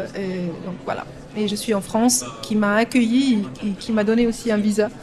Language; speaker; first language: French; non-native, local second language; Arabic